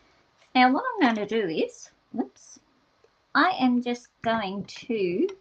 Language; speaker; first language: English; native; English